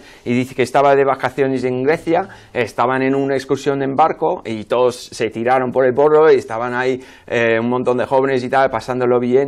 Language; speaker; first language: Spanish; non-native, fluent; English